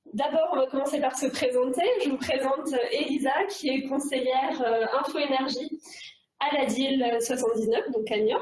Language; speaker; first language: French; native; French